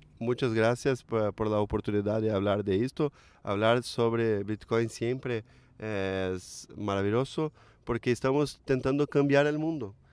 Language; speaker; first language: Spanish; non-native, learner; Portuguese